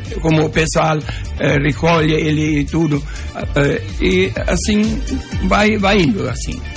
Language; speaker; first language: Portuguese; non-native, local second language; German